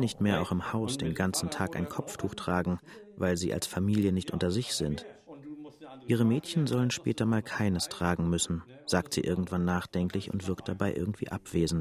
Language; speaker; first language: German; native; German